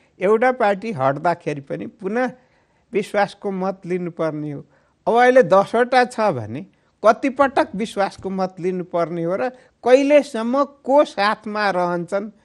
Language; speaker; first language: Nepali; native; Nepali